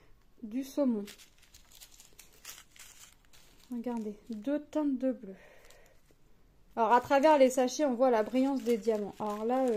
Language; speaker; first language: French; native; French